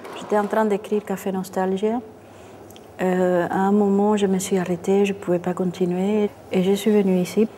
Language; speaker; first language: French; non-native, fluent; Spanish